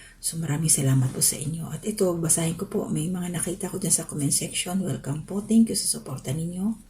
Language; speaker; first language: Filipino; non-native, local second language; Waray